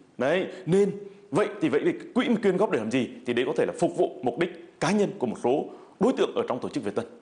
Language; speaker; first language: Vietnamese; native; Vietnamese